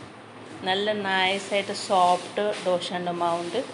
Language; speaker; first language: Malayalam; non-native, local second language; Marathi